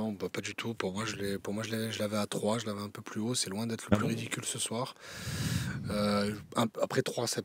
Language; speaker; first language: French; native; French